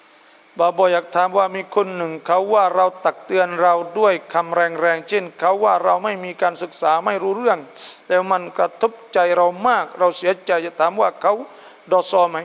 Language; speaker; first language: Thai; non-native, local second language; Malay